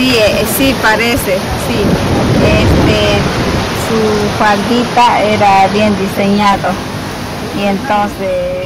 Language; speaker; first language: Spanish; non-native, local second language; Shipibo-Conibo